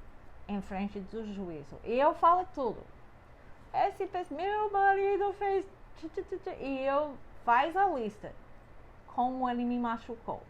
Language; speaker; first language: Portuguese; non-native, fluent; English